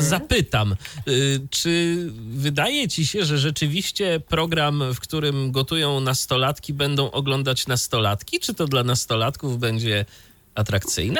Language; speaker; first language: Polish; native; Polish